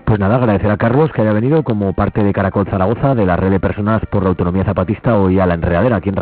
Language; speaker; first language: Spanish; native; Spanish